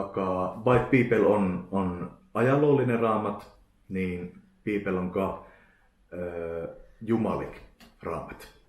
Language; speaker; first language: Estonian; non-native, learner; Finnish